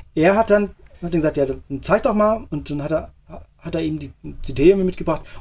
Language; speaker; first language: German; native; German